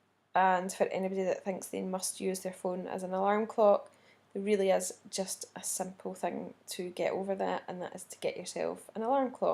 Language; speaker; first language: English; native; English